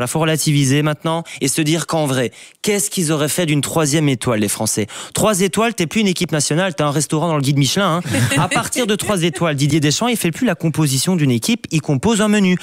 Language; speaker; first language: French; native; French